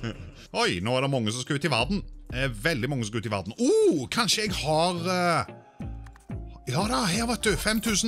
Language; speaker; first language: Norwegian; native; Norwegian